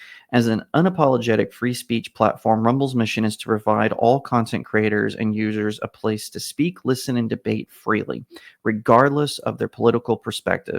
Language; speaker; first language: English; native; English